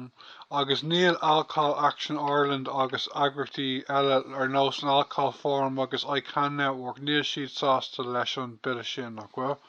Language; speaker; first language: Irish; non-native, local second language; English